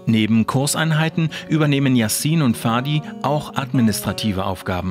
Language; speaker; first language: German; native; German